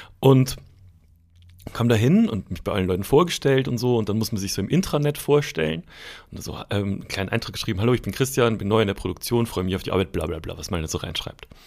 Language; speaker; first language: German; native; German